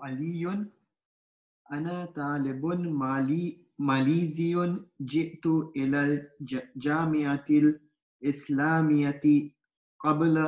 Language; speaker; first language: Arabic; non-native, learner; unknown